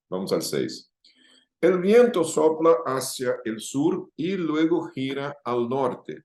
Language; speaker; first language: Spanish; non-native, fluent; Portuguese